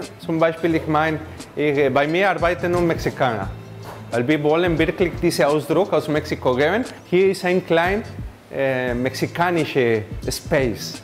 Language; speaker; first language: German; non-native, fluent; Spanish